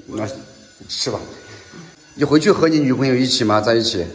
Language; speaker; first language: Chinese; native; Chinese